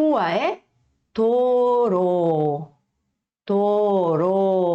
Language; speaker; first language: Korean; early bilingual, heritage; Korean